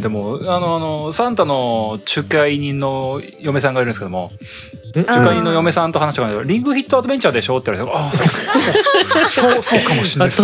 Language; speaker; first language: Japanese; native; Japanese